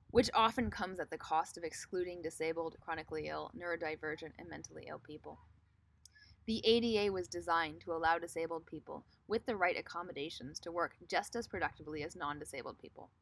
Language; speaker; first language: English; native; English